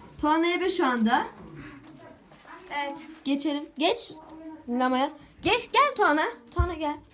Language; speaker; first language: Turkish; native; Turkish